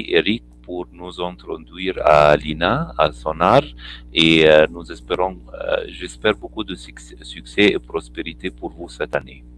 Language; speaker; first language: French; non-native, fluent; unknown